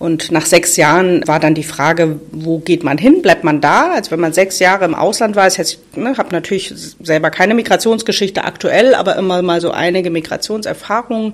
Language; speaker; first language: German; native; German